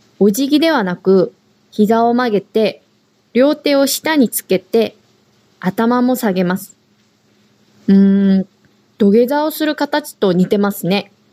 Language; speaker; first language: Japanese; non-native, fluent; Korean